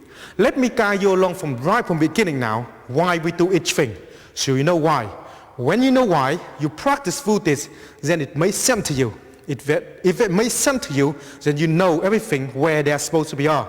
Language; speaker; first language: English; non-native, fluent; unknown